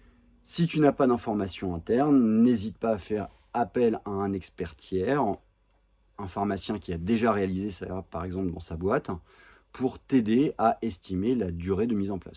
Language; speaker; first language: French; native; French